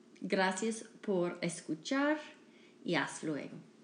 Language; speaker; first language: Spanish; non-native, fluent; English